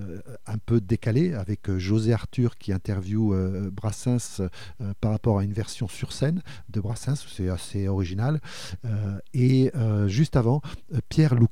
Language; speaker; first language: French; native; French